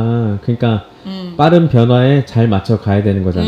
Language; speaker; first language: Korean; native; Korean